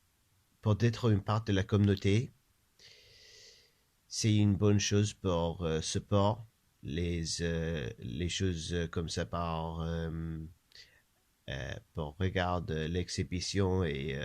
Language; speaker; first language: French; non-native, learner; English